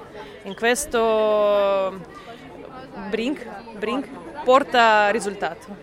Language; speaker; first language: Italian; non-native, learner; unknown